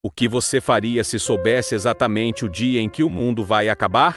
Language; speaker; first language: Portuguese; native; Portuguese